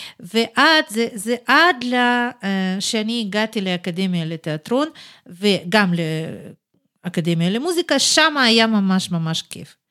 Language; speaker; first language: Hebrew; non-native, fluent; Russian